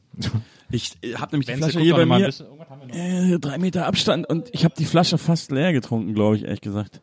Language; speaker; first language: German; native; German